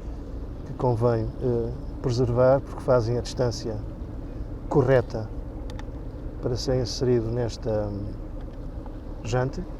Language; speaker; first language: Portuguese; native; Portuguese